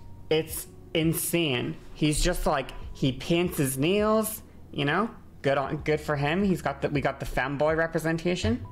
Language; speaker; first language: English; native; English